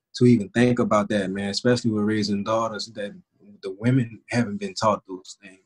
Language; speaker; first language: English; native; English